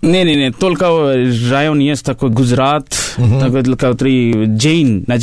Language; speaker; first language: Russian; non-native, learner; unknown